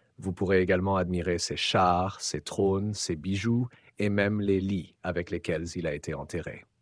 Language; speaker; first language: French; non-native, fluent; Arabic